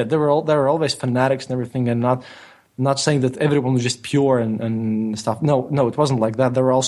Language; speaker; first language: English; non-native, fluent; Latvian